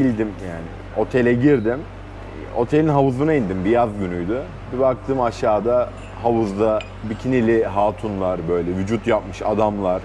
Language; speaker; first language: Turkish; native; Turkish